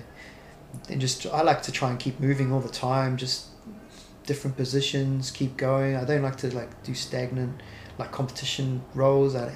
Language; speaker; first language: English; native; English